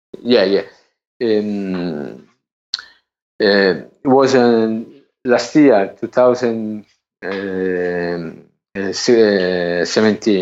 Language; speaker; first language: English; non-native, learner; Italian